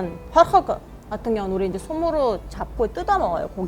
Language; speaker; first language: Korean; non-native, fluent; Mongolian